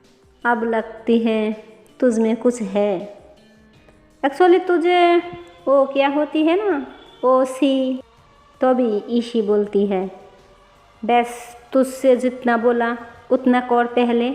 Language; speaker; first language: Hindi; non-native, local second language; Bangla